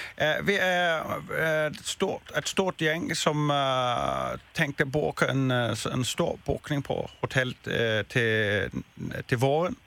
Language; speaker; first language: Swedish; non-native, learner; Danish